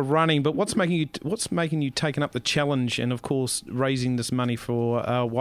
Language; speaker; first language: English; native; English